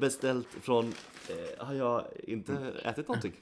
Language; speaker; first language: Swedish; native; Swedish